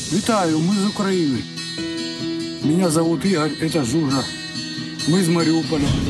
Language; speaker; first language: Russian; native; Russian